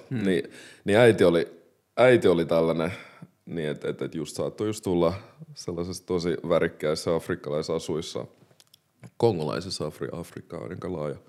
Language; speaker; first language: Finnish; early bilingual, other home language; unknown